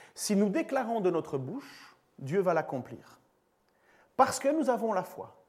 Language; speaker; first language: French; native; French